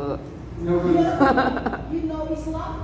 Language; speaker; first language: English; non-native, learner; Arabic